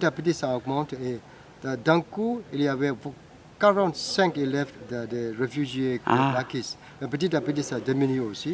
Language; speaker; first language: French; non-native, fluent; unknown